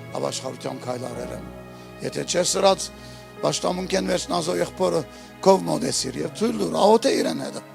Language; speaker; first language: Armenian; early bilingual, heritage; Armenian